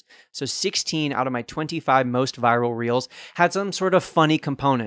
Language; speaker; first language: English; native; English